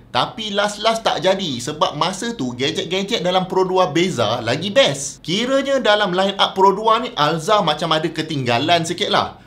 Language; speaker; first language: Malay; native; Malay